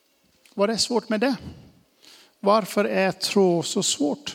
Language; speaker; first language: Swedish; non-native, fluent; English